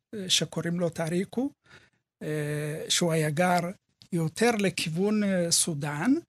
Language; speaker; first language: Hebrew; early bilingual, other home language; Amharic